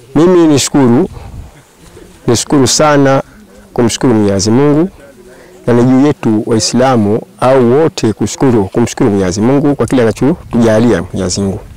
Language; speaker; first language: Swahili; native; Swahili